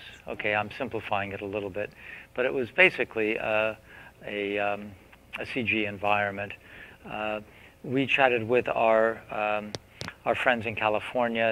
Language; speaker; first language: English; native; English